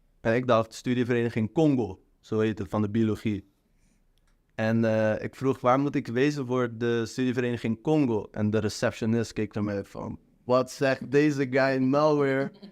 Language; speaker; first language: Dutch; non-native, local second language; Papiamento